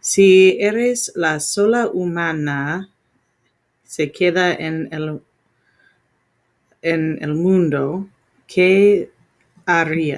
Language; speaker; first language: Spanish; non-native, learner; English